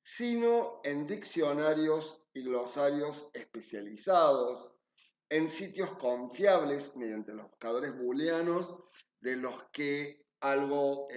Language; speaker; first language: Spanish; native; Spanish